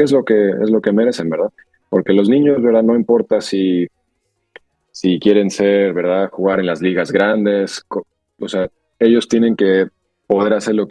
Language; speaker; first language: Spanish; early bilingual, heritage; Spanish